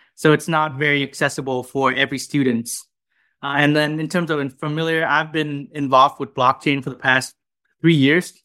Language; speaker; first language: English; non-native, fluent; Vietnamese